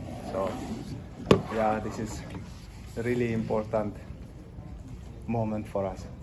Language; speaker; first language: English; non-native, learner; Tigrinya